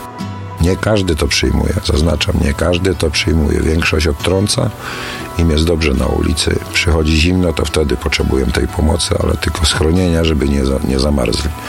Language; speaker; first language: Polish; native; Polish